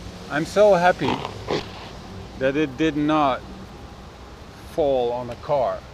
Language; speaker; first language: English; non-native, fluent; Dutch